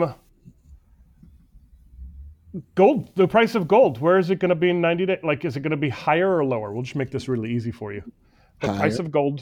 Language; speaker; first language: English; native; English